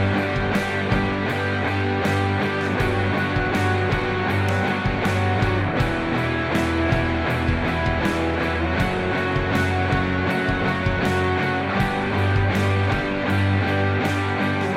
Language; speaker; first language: English; native; English